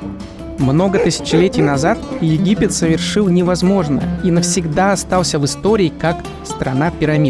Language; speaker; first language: Russian; native; Russian